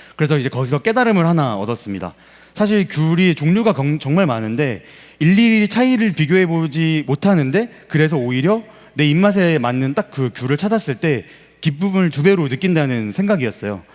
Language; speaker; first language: Korean; native; Korean